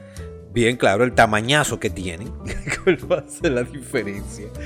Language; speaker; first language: Spanish; native; Spanish